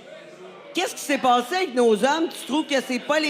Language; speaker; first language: French; native; French